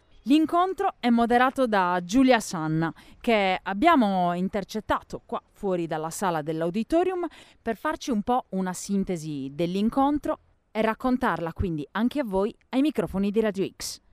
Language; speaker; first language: Italian; native; Italian